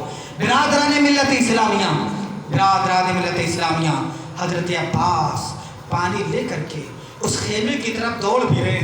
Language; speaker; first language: Urdu; native; Urdu